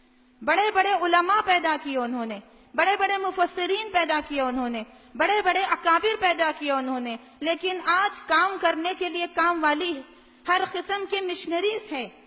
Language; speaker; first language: Urdu; native; Urdu